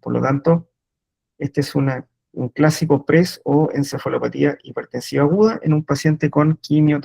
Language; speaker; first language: Spanish; native; Spanish